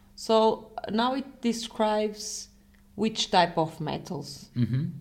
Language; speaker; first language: English; non-native, fluent; Portuguese